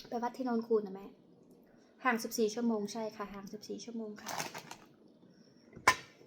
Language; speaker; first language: Thai; non-native, local second language; Khmer